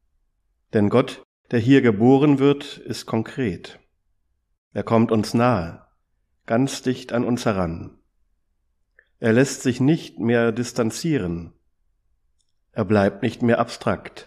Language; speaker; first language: German; native; German